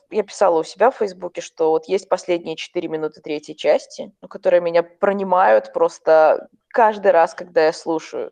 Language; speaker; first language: Russian; non-native, local second language; Belarusian